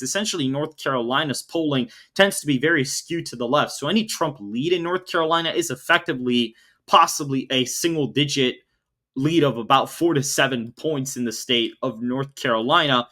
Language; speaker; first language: English; native; English